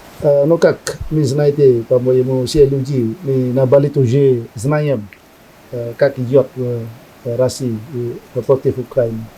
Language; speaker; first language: Russian; non-native, learner; Indonesian